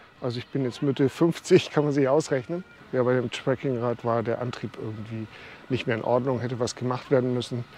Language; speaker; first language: German; native; German